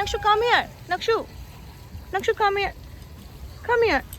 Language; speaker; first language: English; non-native, local second language; Bangla